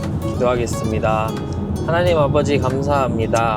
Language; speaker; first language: Korean; native; Korean